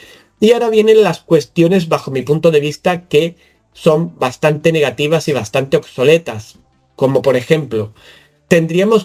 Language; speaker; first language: Spanish; native; Spanish